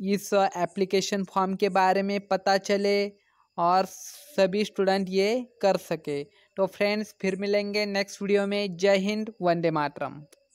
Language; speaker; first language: Hindi; non-native, local second language; Marathi